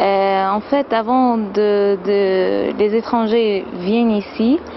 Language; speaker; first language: French; non-native, fluent; Arabic